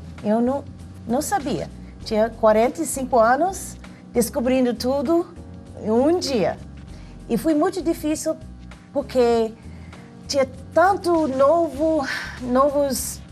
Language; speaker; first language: Portuguese; non-native, learner; English